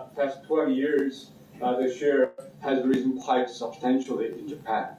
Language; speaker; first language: English; non-native, fluent; Korean